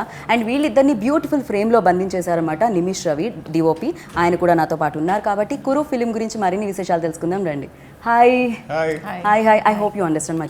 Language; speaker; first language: Telugu; native; Telugu